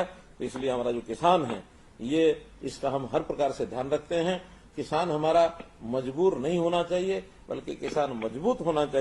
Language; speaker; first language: Hindi; native; Hindi